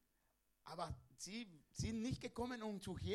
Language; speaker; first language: German; non-native, learner; Spanish